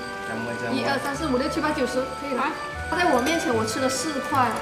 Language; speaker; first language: Chinese; non-native, local second language; Cantonese